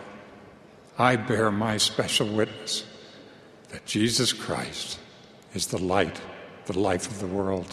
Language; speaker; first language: English; native; English